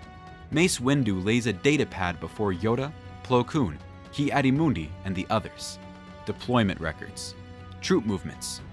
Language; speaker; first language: English; native; English